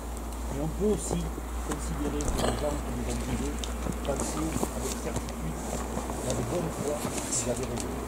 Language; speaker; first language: French; native; French